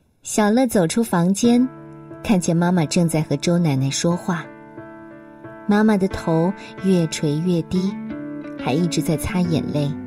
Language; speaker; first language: Chinese; native; Chinese